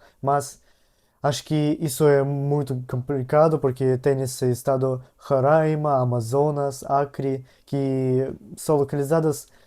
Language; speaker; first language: Portuguese; non-native, learner; Russian